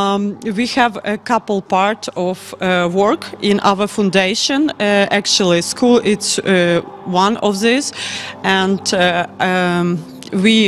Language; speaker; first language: English; non-native, learner; Ukrainian